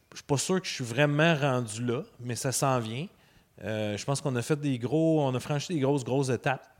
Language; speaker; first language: French; native; French